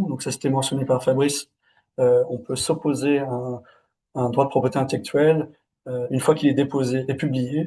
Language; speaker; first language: French; native; French